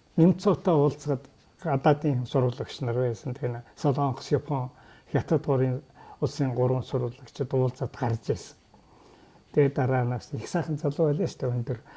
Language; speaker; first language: Mongolian; native; Mongolian